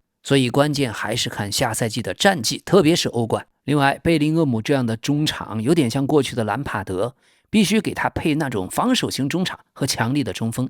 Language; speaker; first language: Chinese; native; Chinese